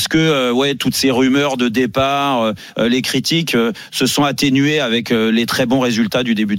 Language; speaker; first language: French; native; French